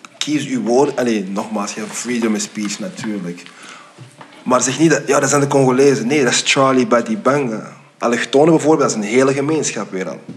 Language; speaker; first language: Dutch; early bilingual, other home language; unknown